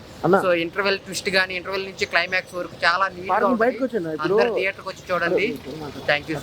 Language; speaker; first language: Telugu; native; Telugu